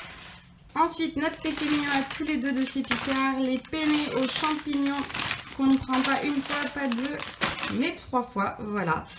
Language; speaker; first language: French; native; French